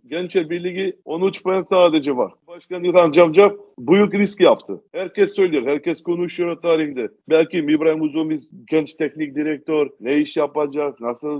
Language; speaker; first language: Turkish; non-native, learner; Macedonian